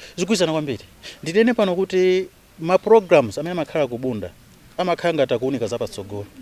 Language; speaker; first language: Nyanja; non-native, local second language; Tumbuka